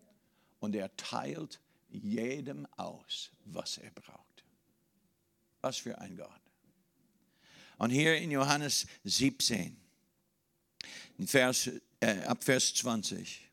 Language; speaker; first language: German; non-native, fluent; English